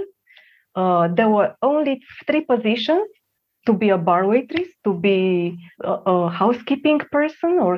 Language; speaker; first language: English; non-native, fluent; Romanian